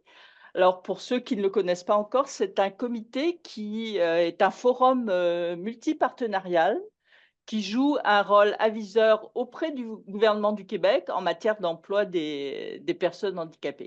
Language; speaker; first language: French; native; French